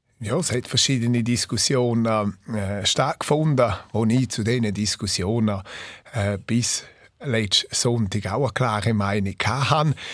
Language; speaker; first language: German; non-native, local second language; Romansh